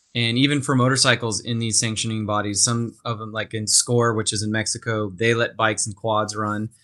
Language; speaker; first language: English; native; English